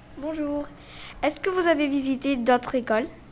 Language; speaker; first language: French; non-native, learner; Spanish